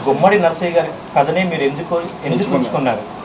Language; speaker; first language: Telugu; native; Telugu